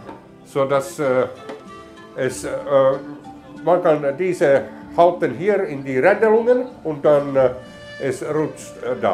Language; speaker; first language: German; non-native, learner; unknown